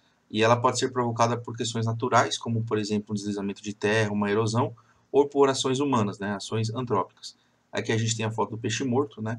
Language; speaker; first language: Portuguese; native; Portuguese